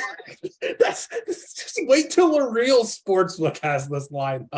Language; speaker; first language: English; native; English